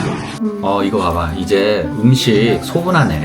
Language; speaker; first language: Korean; native; Korean